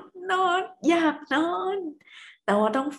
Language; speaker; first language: Thai; native; Thai